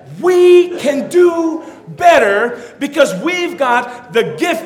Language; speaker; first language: English; early bilingual, other home language; Tongan